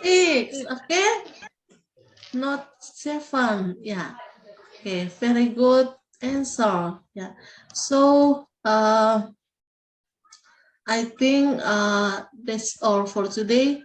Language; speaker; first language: English; non-native, learner; Indonesian